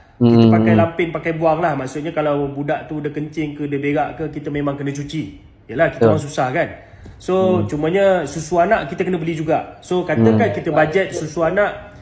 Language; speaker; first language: Malay; native; Malay